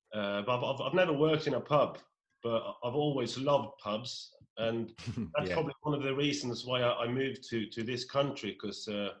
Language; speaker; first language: English; non-native, fluent; Norwegian